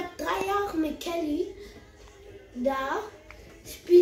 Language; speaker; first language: German; early bilingual, other home language; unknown